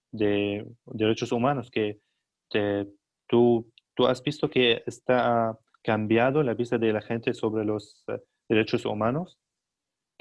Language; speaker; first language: Spanish; non-native, learner; Arabic